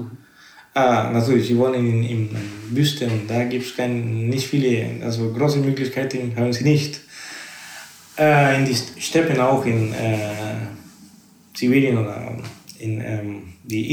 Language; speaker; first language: German; non-native, fluent; Spanish